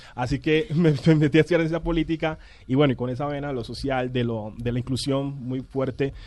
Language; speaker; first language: Spanish; native; Spanish